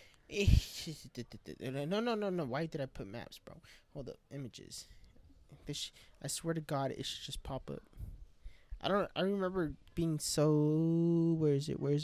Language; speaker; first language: English; early bilingual, other home language; Spanish